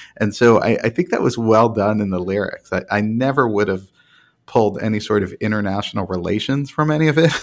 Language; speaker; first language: English; native; English